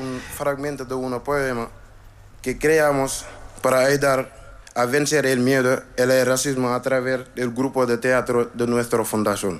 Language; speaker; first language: Spanish; non-native, fluent; Wolof